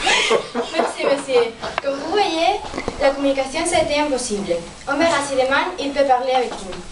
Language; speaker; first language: French; non-native, learner; Spanish